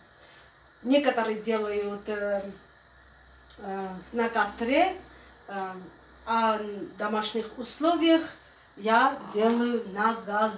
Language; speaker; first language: Russian; non-native, fluent; Armenian